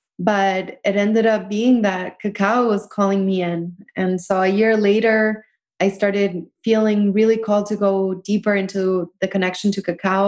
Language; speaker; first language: English; early bilingual, other home language; Spanish